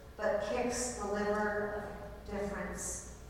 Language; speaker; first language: English; native; English